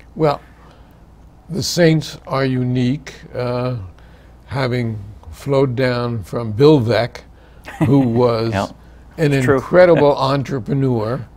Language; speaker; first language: English; native; English